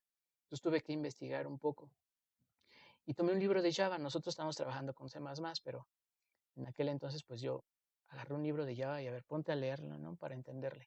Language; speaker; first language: Spanish; native; Spanish